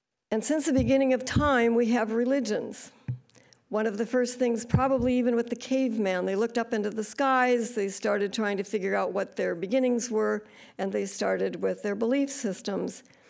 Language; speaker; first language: English; native; English